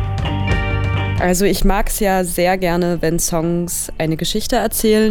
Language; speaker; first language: German; native; German